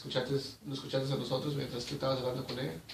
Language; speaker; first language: Spanish; early bilingual, heritage; Spanish